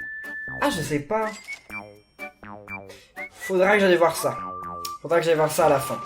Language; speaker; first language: French; native; French